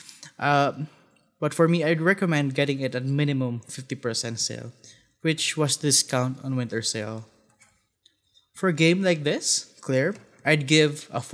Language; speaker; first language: English; non-native, fluent; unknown